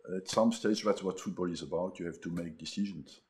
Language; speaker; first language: English; non-native, fluent; French